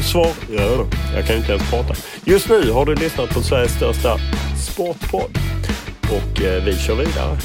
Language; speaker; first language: Swedish; native; Swedish